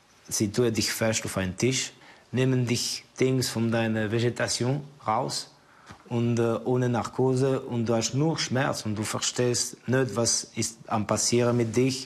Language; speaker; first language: German; non-native, fluent; Estonian